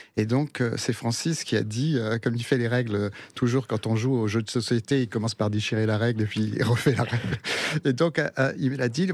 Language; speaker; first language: French; early bilingual, other home language; Spanish